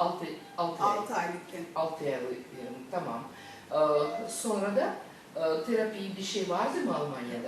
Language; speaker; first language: Turkish; non-native, learner; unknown